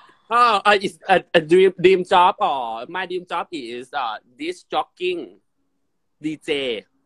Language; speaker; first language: English; non-native, learner; Thai